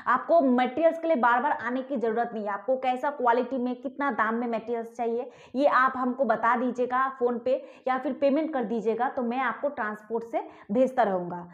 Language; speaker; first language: Hindi; non-native, local second language; Bangla